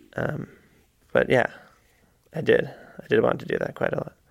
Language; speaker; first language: English; native; English